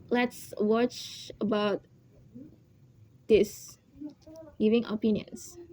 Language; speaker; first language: English; non-native, learner; Indonesian